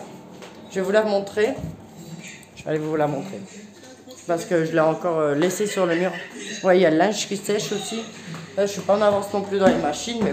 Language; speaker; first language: French; native; French